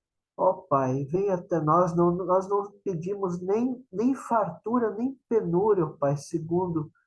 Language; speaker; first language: Portuguese; native; Portuguese